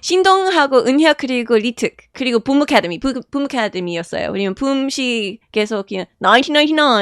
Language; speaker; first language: Korean; non-native, fluent; English